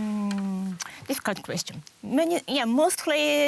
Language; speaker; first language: English; non-native, learner; Japanese